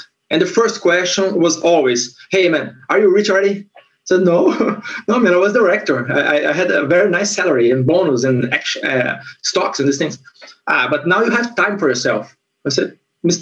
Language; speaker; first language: English; non-native, fluent; Portuguese